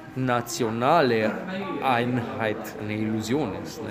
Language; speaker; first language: German; non-native, fluent; Romanian